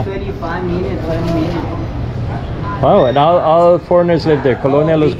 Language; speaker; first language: English; native; English